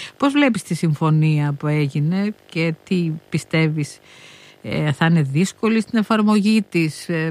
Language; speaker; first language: Greek; native; Greek